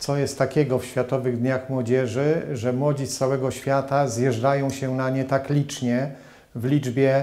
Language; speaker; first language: Polish; native; Polish